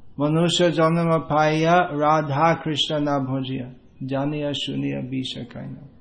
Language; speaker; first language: Bangla; non-native, fluent; English